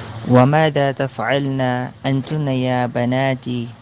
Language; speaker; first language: Arabic; non-native, learner; Filipino